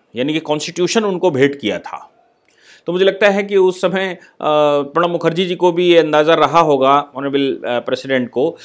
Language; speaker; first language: Hindi; native; Hindi